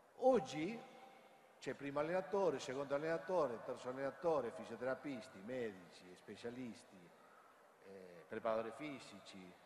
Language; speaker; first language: Italian; non-native, fluent; Spanish